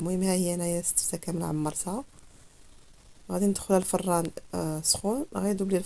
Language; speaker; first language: Arabic; native; Arabic